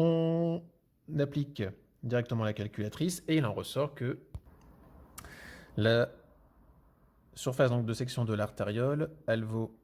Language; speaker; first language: French; native; French